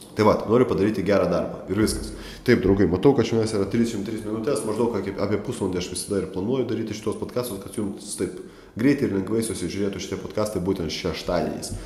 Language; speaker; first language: Lithuanian; non-native, local second language; Russian